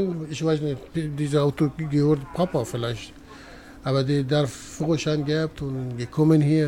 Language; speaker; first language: German; non-native, learner; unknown